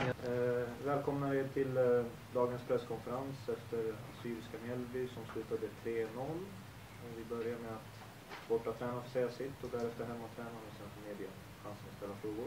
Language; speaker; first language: Swedish; native; Swedish